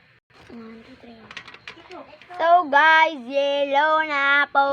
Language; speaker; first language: Filipino; non-native, local second language; Cebuano